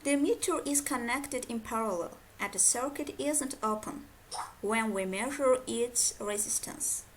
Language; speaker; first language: English; non-native, fluent; Azerbaijani